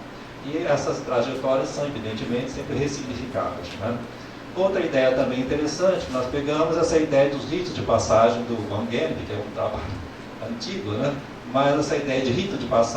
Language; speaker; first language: Portuguese; native; Portuguese